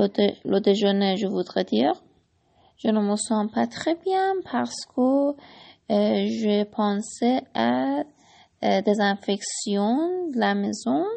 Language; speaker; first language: French; non-native, learner; Persian